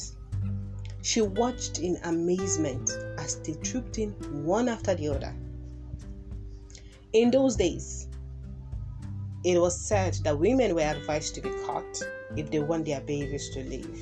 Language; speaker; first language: English; non-native, local second language; Yoruba